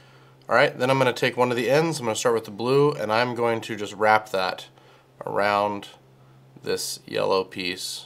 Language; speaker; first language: English; native; English